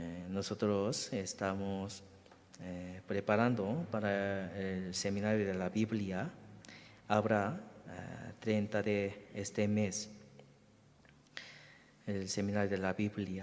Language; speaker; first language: Spanish; non-native, learner; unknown